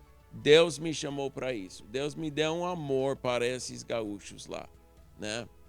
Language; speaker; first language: Portuguese; non-native, local second language; English